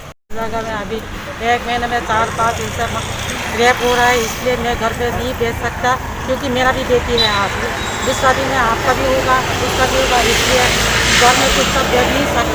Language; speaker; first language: Hindi; non-native, local second language; Kok Borok